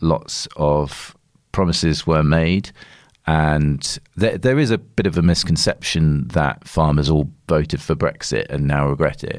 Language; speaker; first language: English; native; English